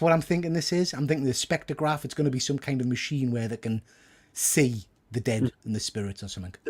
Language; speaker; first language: English; native; English